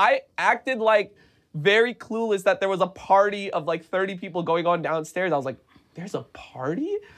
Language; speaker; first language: English; native; English